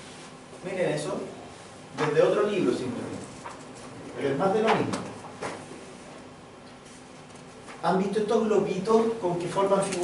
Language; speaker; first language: Spanish; native; Spanish